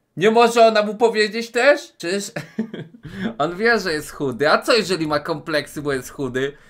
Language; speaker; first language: Polish; native; Polish